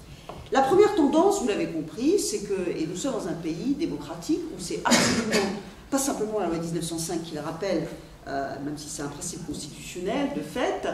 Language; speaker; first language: French; native; French